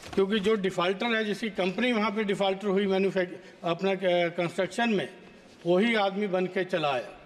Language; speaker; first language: Hindi; native; Hindi